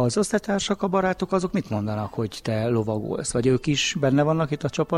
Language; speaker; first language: Hungarian; native; Hungarian